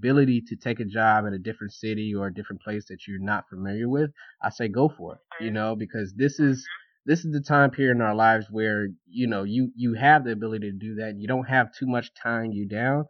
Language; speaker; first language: English; native; English